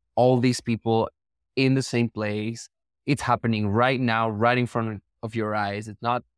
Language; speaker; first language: English; non-native, fluent; Spanish